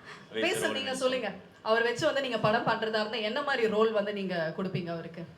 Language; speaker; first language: Tamil; native; Tamil